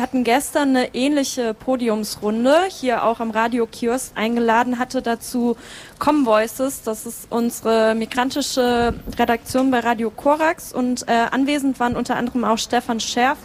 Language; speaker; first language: German; native; German